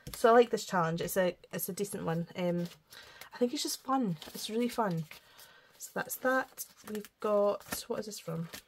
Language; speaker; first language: English; native; English